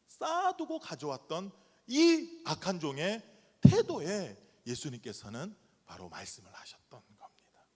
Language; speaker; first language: Korean; native; Korean